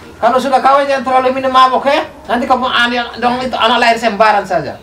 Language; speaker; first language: Indonesian; native; Indonesian